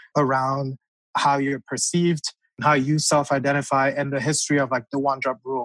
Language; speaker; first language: English; non-native, local second language; French